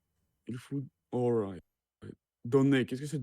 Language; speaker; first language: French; non-native, learner; Russian